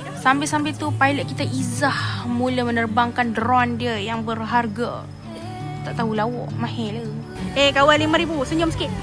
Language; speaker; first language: Malay; native; Malay